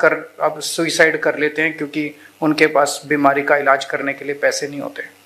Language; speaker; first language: Hindi; native; Hindi